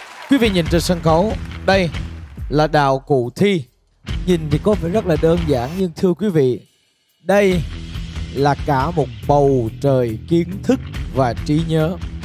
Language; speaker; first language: Vietnamese; native; Vietnamese